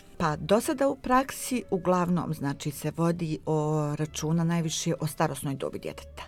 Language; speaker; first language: Croatian; native; Croatian